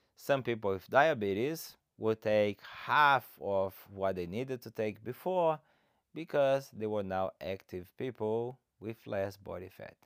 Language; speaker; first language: English; non-native, fluent; Portuguese